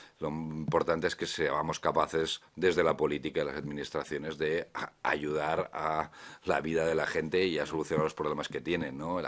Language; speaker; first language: Spanish; native; Spanish